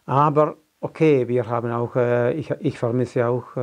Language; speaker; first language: German; non-native, fluent; Malayalam